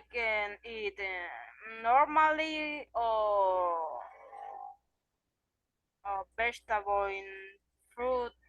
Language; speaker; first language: English; non-native, learner; Spanish